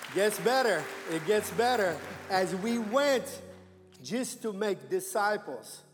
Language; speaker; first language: English; non-native, fluent; Persian